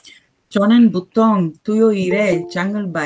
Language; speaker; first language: Korean; non-native, learner; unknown